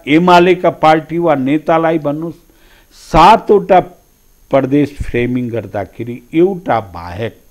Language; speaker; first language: Nepali; non-native, local second language; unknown